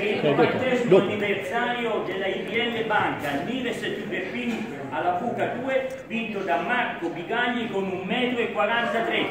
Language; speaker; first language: Italian; native; Italian